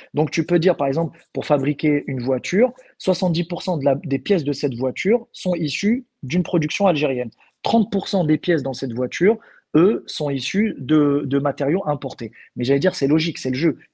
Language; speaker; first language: French; non-native, local second language; Arabic